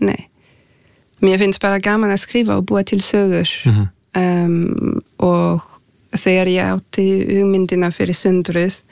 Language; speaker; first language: Icelandic; non-native, fluent; French